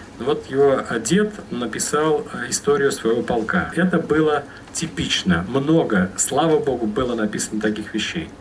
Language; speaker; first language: Russian; native; Russian